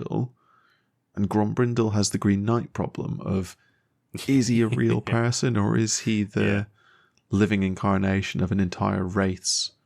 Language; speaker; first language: English; native; English